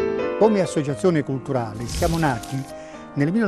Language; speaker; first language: Italian; native; Italian